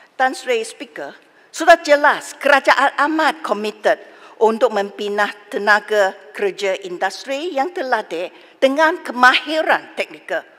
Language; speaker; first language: Malay; non-native, local second language; Chinese